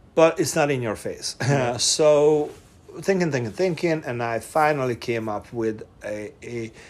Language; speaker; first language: English; non-native, fluent; Hungarian